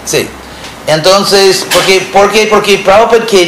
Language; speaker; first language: Spanish; non-native, fluent; English